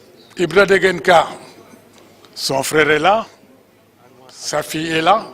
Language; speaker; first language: French; non-native, local second language; Wolof